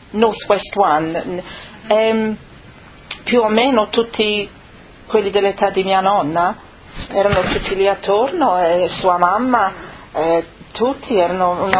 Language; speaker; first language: Italian; early bilingual, other home language; Friulian